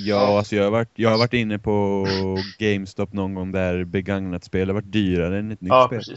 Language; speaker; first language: Swedish; native; Swedish